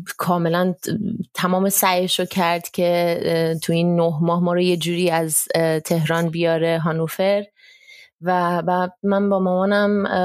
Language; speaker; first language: Persian; early bilingual, heritage; Persian